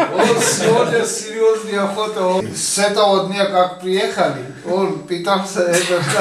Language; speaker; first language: Russian; non-native, learner; Georgian